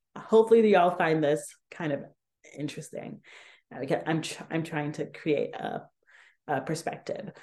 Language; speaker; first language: English; native; English